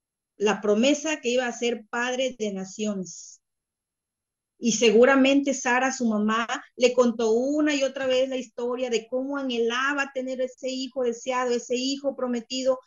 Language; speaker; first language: Spanish; native; Spanish